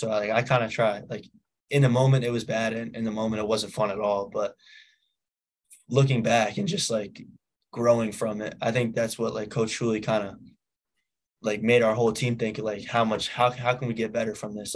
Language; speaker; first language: English; native; English